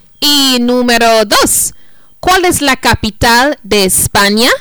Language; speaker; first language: Spanish; non-native, fluent; English